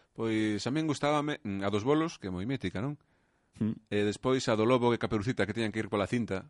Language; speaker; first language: Galician; native; Galician